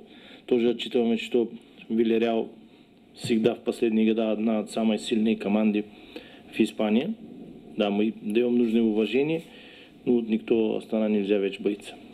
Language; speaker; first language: Russian; non-native, learner; Bulgarian